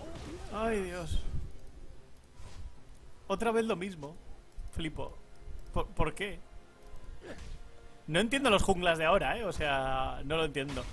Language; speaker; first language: Spanish; native; Spanish